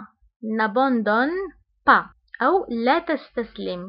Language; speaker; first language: Arabic; native; Arabic